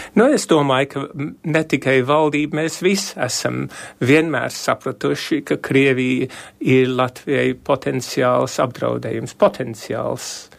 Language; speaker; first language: Latvian; early bilingual, heritage; Latvian